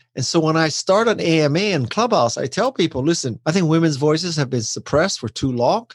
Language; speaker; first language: English; native; English